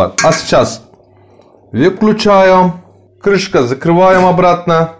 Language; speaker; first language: Russian; non-native, learner; Turkish